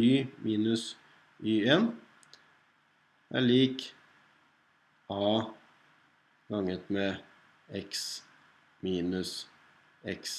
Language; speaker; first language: Norwegian; native; Norwegian